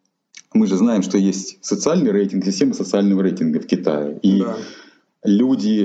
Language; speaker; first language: Russian; native; Russian